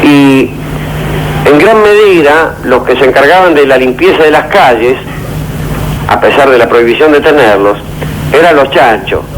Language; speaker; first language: Spanish; native; Spanish